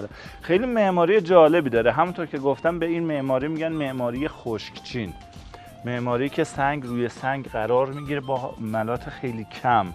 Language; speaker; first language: Persian; native; Persian